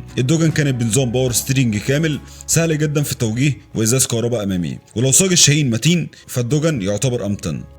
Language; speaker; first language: Arabic; native; Arabic